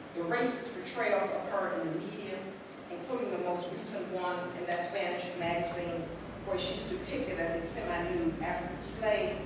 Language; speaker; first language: English; native; English